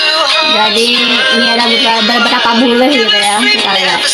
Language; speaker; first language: Indonesian; native; Indonesian